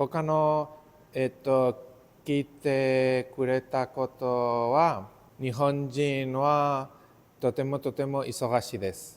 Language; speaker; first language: Japanese; non-native, learner; Spanish